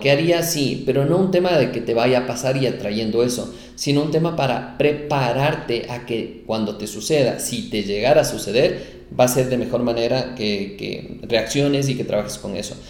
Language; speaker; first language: Spanish; native; Spanish